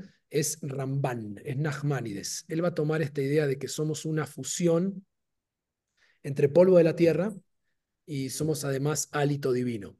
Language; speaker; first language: Spanish; native; Spanish